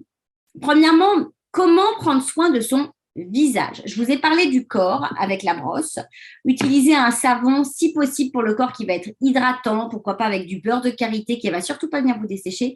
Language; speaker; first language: French; native; French